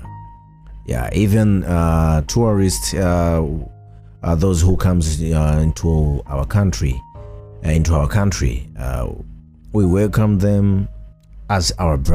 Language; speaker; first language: English; non-native, local second language; Swahili